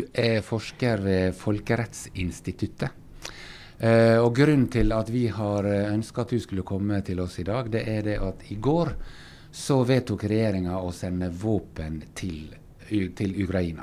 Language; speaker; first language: Norwegian; native; Norwegian